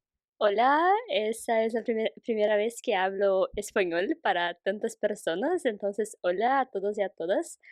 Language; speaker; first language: Spanish; non-native, fluent; Portuguese